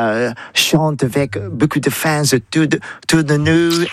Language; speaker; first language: French; non-native, learner; English